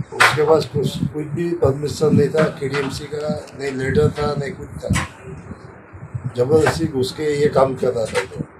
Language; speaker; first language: Hindi; non-native, local second language; Gujarati